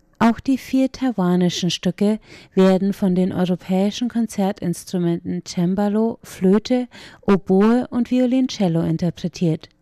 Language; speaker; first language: German; native; German